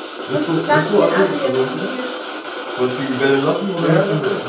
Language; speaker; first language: German; native; German